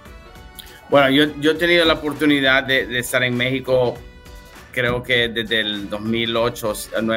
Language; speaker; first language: Spanish; early bilingual, heritage; English